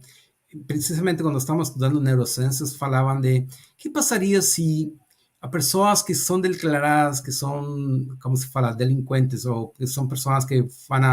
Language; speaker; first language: Portuguese; non-native, learner; Spanish